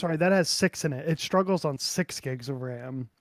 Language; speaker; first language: English; native; English